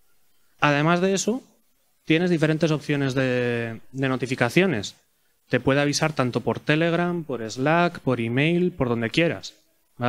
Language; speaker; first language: Spanish; native; Spanish